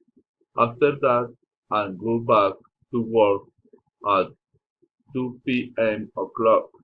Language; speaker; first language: English; non-native, learner; Spanish